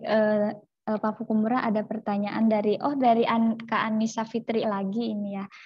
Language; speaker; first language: Indonesian; native; Indonesian